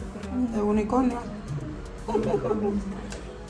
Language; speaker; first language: Spanish; native; Spanish